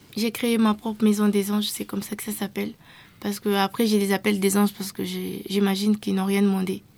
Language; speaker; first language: French; non-native, local second language; Lingala